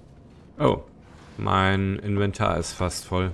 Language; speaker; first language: German; native; German